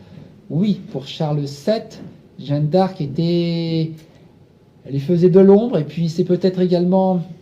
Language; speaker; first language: French; native; French